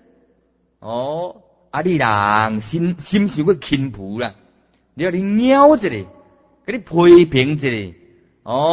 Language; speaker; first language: Chinese; non-native, local second language; Min Nan Chinese